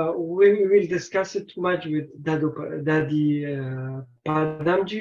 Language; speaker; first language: English; non-native, learner; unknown